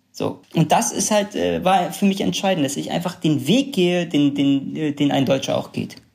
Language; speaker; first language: German; early bilingual, other home language; Kurdish